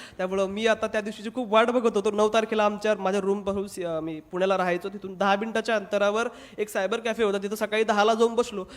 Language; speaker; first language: Marathi; non-native, local second language; Hindi